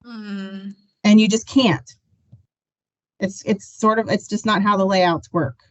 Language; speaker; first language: English; native; English